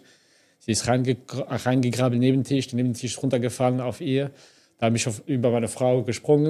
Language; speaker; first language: German; non-native, fluent; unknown